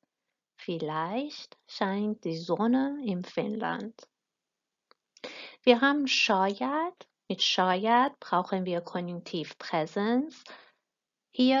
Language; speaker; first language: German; non-native, fluent; Persian